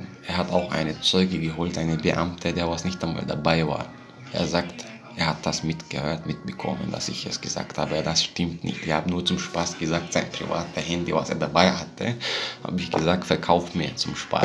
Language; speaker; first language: German; non-native, fluent; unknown